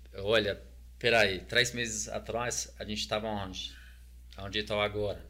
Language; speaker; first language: Portuguese; non-native, fluent; English